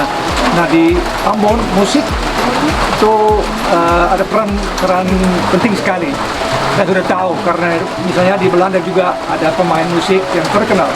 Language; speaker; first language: Indonesian; non-native, fluent; Dutch